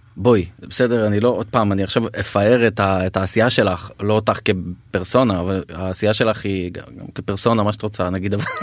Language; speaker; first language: Hebrew; native; Hebrew